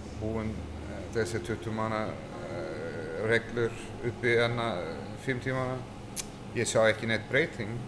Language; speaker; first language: Icelandic; non-native, fluent; Turkish